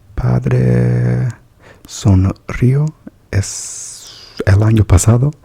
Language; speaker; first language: Spanish; non-native, learner; English